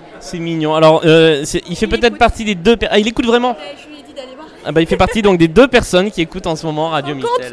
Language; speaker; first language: French; native; French